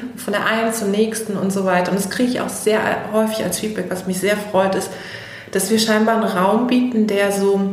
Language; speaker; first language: German; native; German